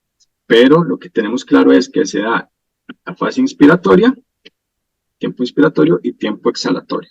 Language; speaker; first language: Spanish; native; Spanish